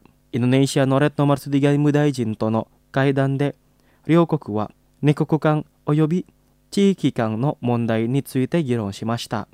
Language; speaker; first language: Japanese; non-native, fluent; Indonesian